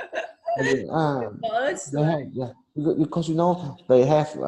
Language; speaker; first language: English; non-native, learner; Vietnamese